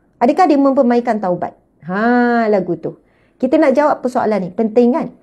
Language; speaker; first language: Malay; native; Malay